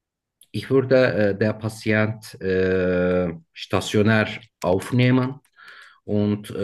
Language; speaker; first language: German; non-native, learner; Turkish